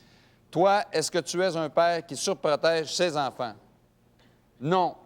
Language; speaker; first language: French; native; French